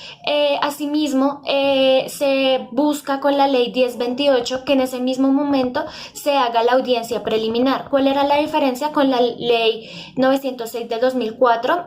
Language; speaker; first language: Spanish; native; Spanish